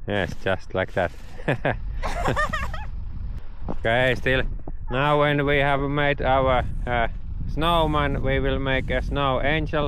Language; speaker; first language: English; non-native, learner; Finnish